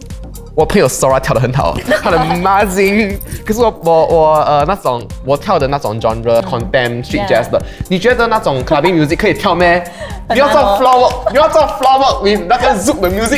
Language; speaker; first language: Chinese; non-native, local second language; English